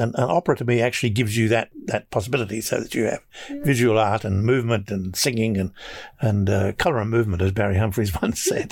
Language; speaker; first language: English; native; English